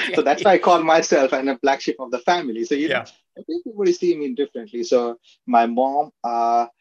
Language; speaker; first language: English; non-native, local second language; Marathi